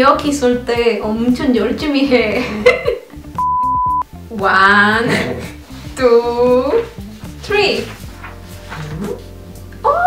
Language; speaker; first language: Korean; non-native, learner; Spanish